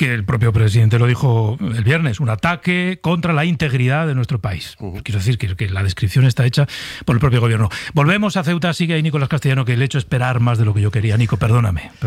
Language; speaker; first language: Spanish; native; Spanish